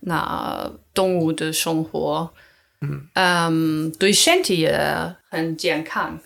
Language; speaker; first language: Chinese; non-native, learner; English